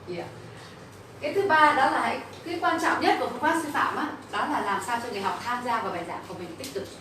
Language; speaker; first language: Vietnamese; native; Vietnamese